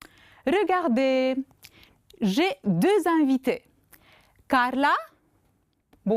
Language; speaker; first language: French; non-native, fluent; Romanian